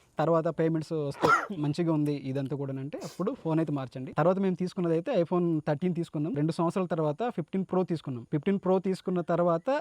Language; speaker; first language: Telugu; native; Telugu